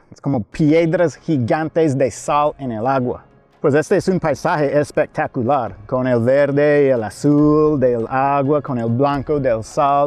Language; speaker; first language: Spanish; non-native, fluent; English